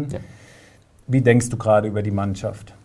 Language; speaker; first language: German; native; German